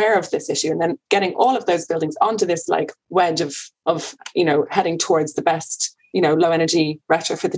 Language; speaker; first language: English; native; English